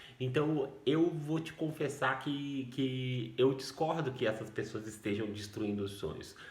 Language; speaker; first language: Portuguese; native; Portuguese